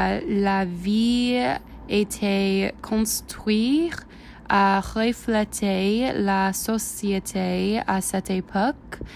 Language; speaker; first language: French; non-native, learner; English